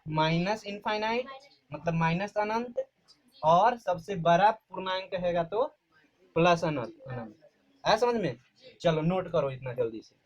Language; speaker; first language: Hindi; native; Hindi